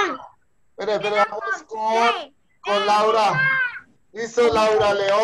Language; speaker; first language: Spanish; native; Spanish